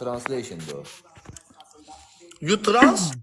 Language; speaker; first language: English; non-native, learner; Azerbaijani